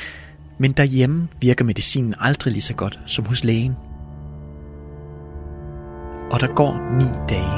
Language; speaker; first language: Danish; native; Danish